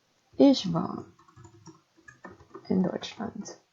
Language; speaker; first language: German; non-native, fluent; French